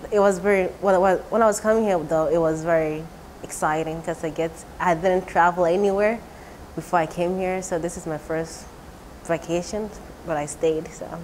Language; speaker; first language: English; non-native, local second language; Igbo